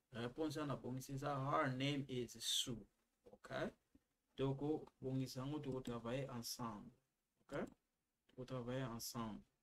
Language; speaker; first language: French; non-native, local second language; Lingala